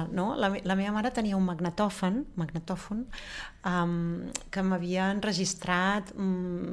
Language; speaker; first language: Catalan; early bilingual, other home language; Spanish